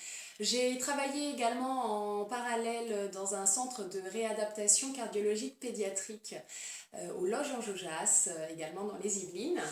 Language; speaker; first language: French; native; French